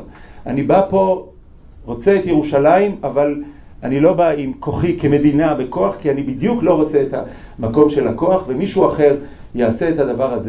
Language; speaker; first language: Hebrew; native; Hebrew